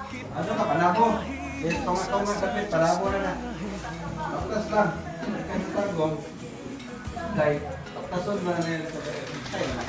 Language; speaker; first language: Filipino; non-native, local second language; Cebuano